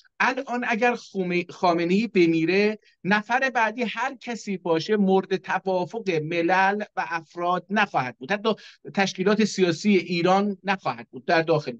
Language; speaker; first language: Persian; non-native, local second language; Azerbaijani